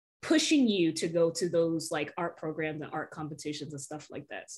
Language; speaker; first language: English; native; English